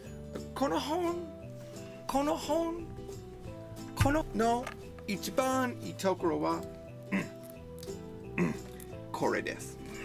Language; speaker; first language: Japanese; non-native, learner; English